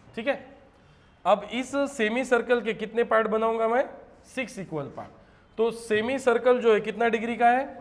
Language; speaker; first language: Hindi; non-native, local second language; Marathi